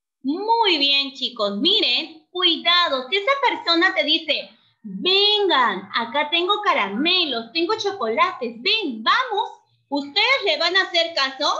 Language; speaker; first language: Spanish; native; Spanish